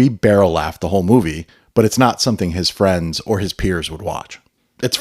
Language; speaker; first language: English; native; English